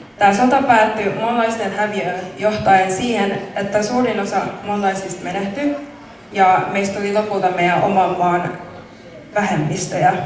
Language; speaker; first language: Finnish; early bilingual, other home language; Mon